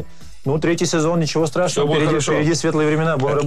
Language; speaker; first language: Russian; native; Russian